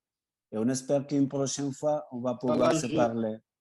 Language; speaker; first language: French; non-native, fluent; Spanish